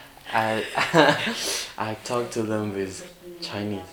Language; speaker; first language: English; non-native, learner; Mongolian